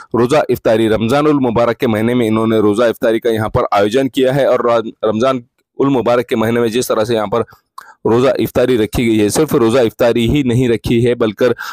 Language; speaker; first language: Urdu; native; Urdu